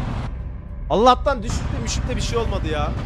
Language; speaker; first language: Turkish; native; Turkish